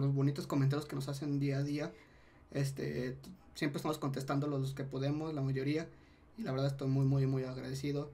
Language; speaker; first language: Spanish; native; Spanish